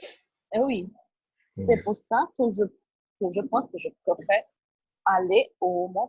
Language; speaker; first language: French; non-native, learner; Portuguese